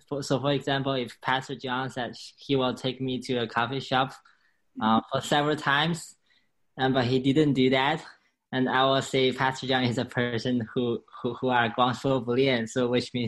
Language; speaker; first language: English; non-native, fluent; Chinese